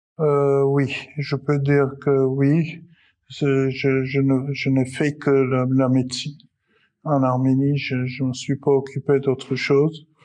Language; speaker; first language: French; non-native, fluent; Armenian